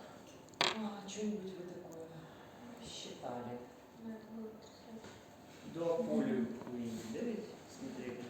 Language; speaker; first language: Russian; native; Russian